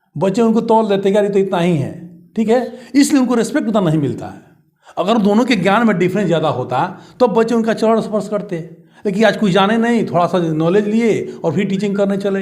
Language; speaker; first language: Hindi; native; Hindi